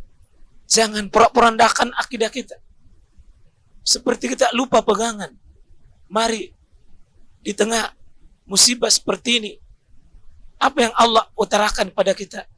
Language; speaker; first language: Indonesian; native; Indonesian